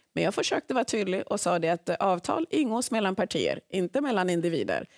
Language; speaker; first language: Swedish; early bilingual, other home language; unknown